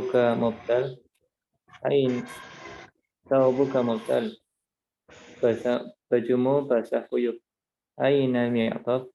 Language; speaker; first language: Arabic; non-native, learner; Indonesian